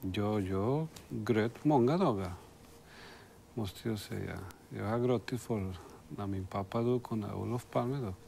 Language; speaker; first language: Swedish; non-native, fluent; Spanish